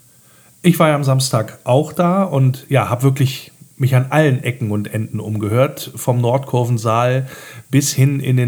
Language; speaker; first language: German; native; German